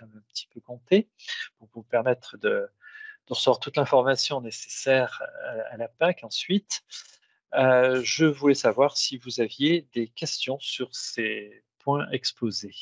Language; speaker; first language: French; native; French